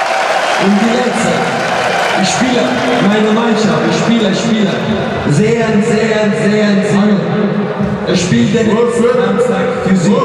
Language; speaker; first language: German; non-native, learner; Catalan